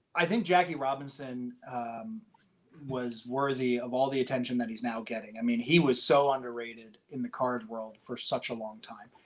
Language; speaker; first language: English; native; English